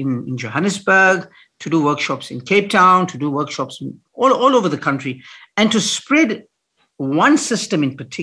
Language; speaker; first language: English; native; English